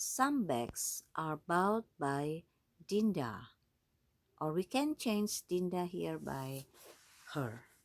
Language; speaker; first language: English; non-native, fluent; Indonesian